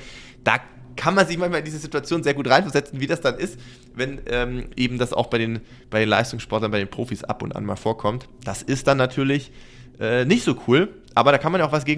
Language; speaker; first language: German; native; German